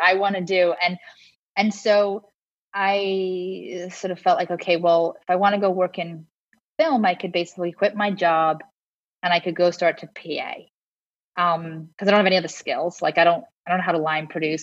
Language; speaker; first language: English; native; English